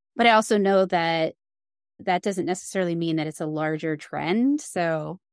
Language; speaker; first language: English; native; English